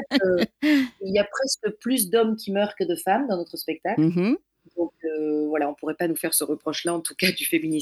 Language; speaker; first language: French; native; French